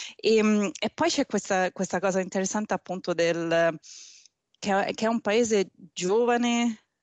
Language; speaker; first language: Italian; native; Italian